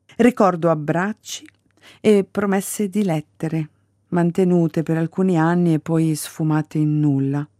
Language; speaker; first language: Italian; early bilingual, other home language; Galician